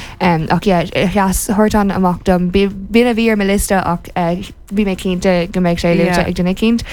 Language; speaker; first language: Irish; non-native, local second language; English